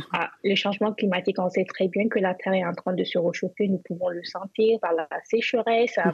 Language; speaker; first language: French; non-native, local second language; Hausa